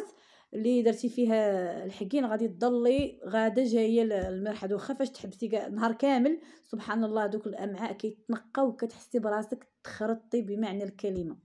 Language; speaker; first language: Arabic; native; Arabic